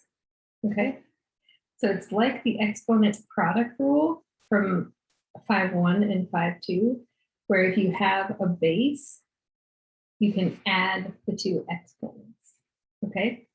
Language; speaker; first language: English; native; English